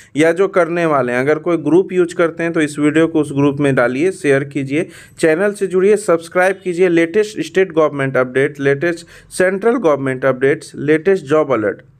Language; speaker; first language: Hindi; native; Hindi